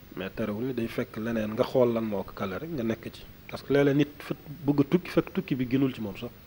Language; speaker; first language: Wolof; non-native, local second language; Fula